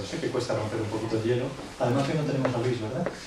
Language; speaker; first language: Spanish; native; Spanish